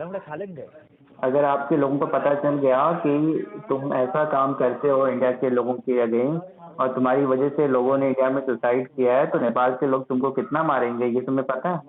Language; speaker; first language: Hindi; native; Hindi